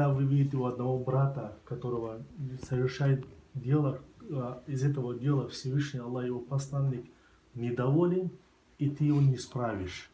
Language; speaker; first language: Russian; non-native, local second language; Tajik